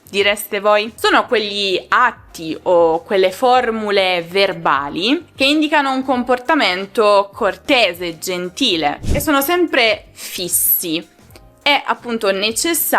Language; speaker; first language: Italian; native; Italian